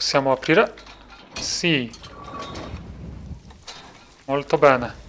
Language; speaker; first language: Italian; non-native, fluent; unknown